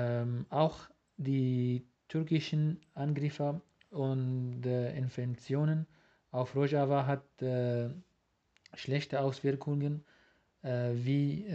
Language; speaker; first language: German; non-native, learner; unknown